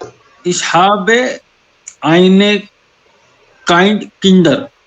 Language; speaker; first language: German; non-native, learner; Hindi